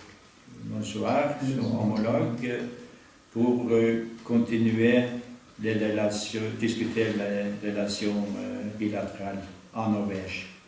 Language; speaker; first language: French; non-native, fluent; Norwegian